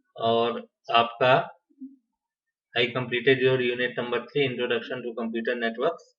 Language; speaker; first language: English; non-native, local second language; Hindi